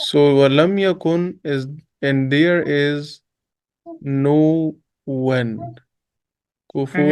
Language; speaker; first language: English; non-native, local second language; Urdu